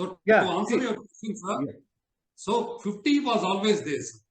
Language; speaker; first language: English; non-native, local second language; Telugu